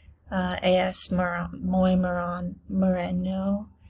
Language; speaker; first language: Spanish; non-native, learner; English